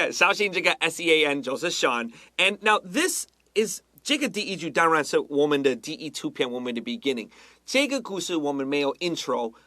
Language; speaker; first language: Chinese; non-native, fluent; English